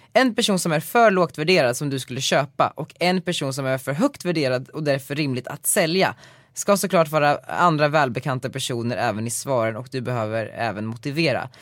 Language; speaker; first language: Swedish; native; Swedish